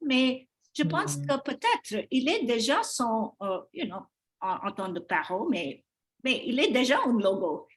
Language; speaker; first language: French; non-native, learner; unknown